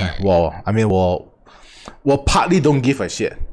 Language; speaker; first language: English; non-native, local second language; Chinese